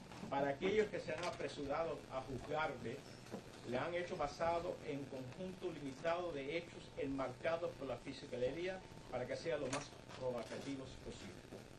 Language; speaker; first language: Spanish; early bilingual, heritage; Spanish